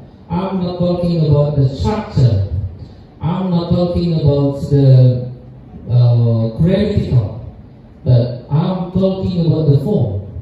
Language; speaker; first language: English; non-native, learner; Indonesian